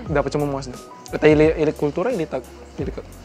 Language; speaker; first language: Russian; non-native, learner; Indonesian